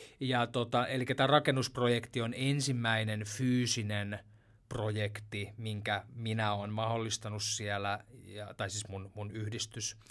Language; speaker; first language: Finnish; native; Finnish